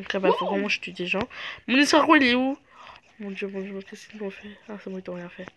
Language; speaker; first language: French; native; French